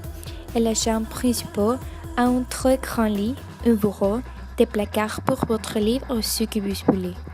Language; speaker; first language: French; non-native, learner; Spanish